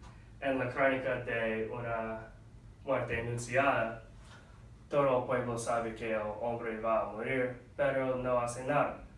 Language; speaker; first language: Spanish; non-native, learner; English